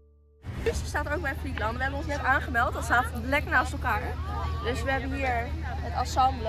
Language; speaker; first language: Dutch; native; Dutch